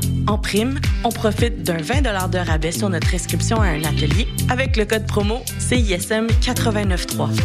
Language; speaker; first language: French; native; French